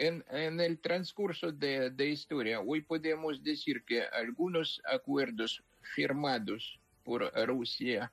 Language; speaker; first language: Spanish; non-native, fluent; Ukrainian